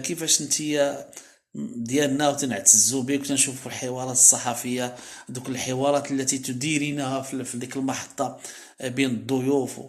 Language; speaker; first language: Arabic; native; Arabic